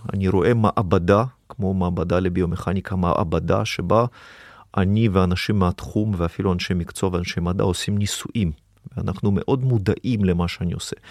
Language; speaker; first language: Hebrew; early bilingual, other home language; Russian